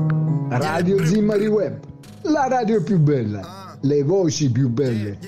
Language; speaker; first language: Italian; native; Italian